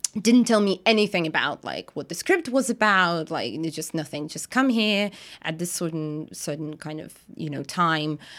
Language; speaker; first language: English; non-native, fluent; Russian